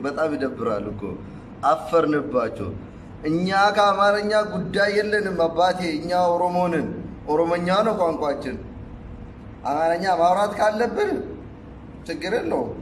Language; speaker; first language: Amharic; non-native, local second language; Oromo